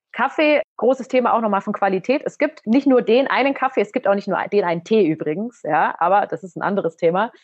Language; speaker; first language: German; native; German